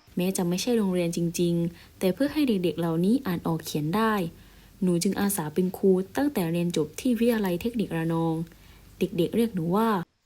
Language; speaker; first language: Thai; non-native, local second language; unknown